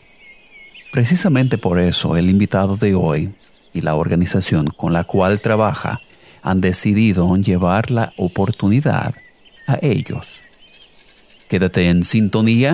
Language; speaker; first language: Spanish; non-native, fluent; English